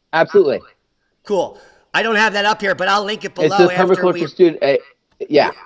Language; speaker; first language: English; native; English